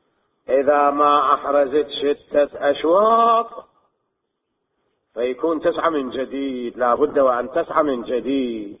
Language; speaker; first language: Arabic; native; Arabic